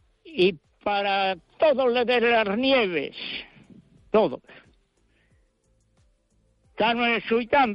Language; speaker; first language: Spanish; non-native, local second language; Galician